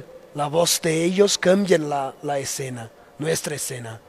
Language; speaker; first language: Spanish; non-native, fluent; Portuguese